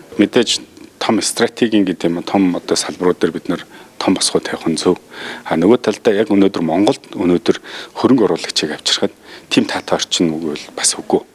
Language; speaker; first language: Mongolian; native; Mongolian